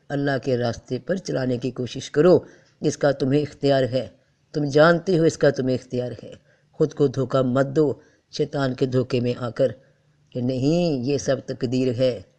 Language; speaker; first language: Urdu; native; Urdu